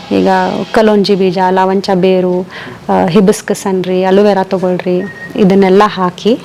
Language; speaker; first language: Kannada; native; Kannada